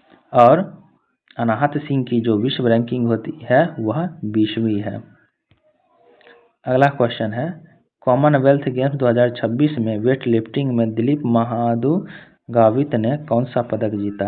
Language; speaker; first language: Hindi; native; Hindi